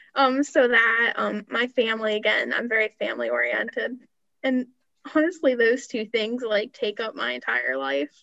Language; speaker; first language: English; native; English